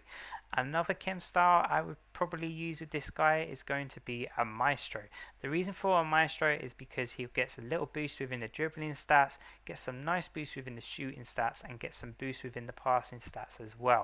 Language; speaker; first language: English; native; English